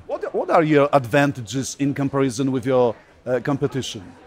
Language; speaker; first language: English; non-native, fluent; Polish